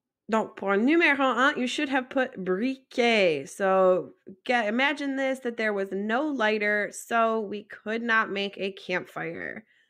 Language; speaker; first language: English; native; English